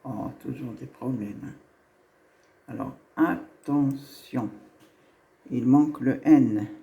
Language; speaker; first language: French; non-native, local second language; Arabic